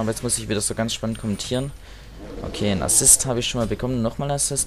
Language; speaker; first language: German; native; German